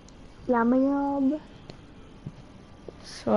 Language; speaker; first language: French; native; French